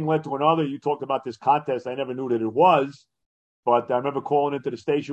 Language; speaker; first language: English; native; English